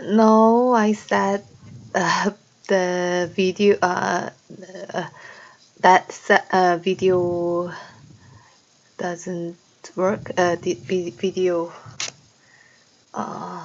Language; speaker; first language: English; non-native, learner; Korean